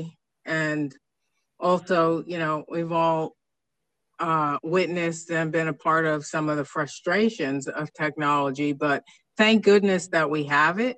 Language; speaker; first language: English; native; English